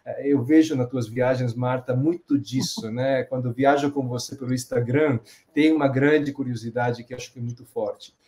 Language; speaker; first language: Portuguese; non-native, fluent; Italian